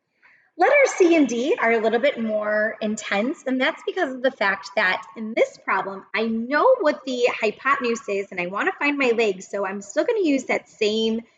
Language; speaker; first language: English; native; English